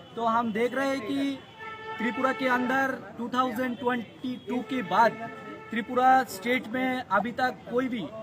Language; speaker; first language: Hindi; non-native, local second language; Bangla